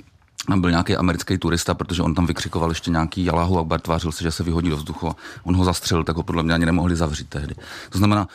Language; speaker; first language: Czech; native; Czech